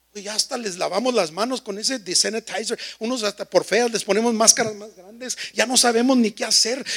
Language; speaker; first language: Spanish; early bilingual, heritage; Spanish